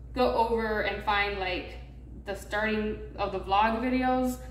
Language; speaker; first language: English; native; English